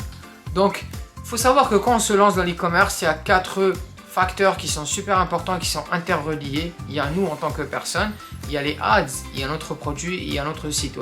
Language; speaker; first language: French; native; French